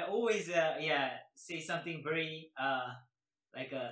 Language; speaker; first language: English; non-native, learner; Korean